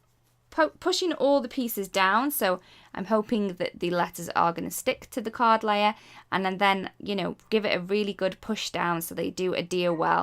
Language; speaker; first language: English; native; English